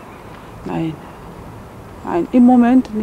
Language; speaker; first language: German; non-native, fluent; Georgian